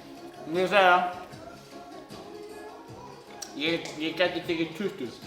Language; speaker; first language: Icelandic; non-native, fluent; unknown